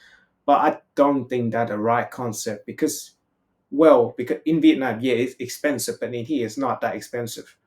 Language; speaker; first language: English; non-native, fluent; Vietnamese